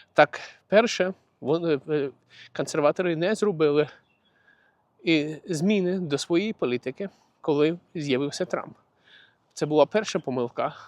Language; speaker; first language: Ukrainian; non-native, local second language; Russian